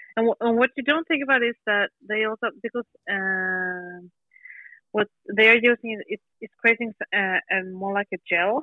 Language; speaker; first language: English; non-native, fluent; Swedish